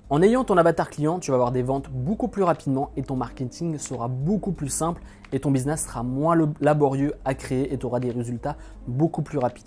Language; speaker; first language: French; native; French